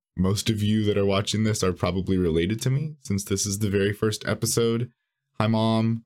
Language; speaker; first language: English; native; English